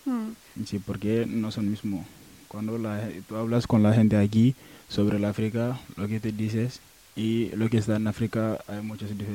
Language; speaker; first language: Spanish; non-native, local second language; Wolof